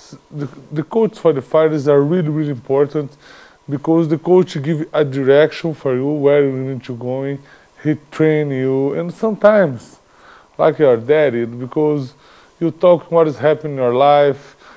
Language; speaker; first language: English; non-native, learner; Portuguese